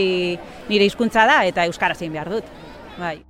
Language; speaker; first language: Basque; non-native, local second language; Spanish